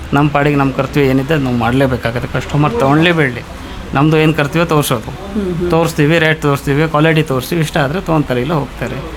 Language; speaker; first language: Kannada; non-native, fluent; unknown